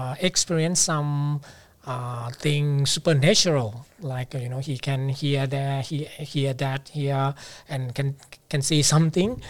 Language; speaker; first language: English; non-native, fluent; Thai